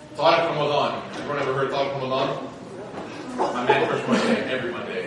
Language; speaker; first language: English; native; English